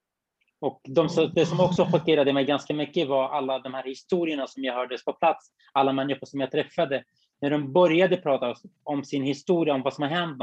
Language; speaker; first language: Swedish; non-native, fluent; Kurdish